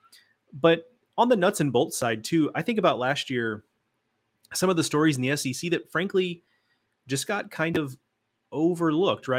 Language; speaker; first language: English; native; English